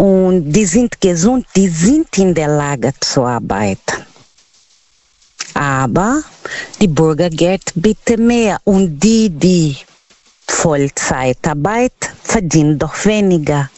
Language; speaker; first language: German; non-native, learner; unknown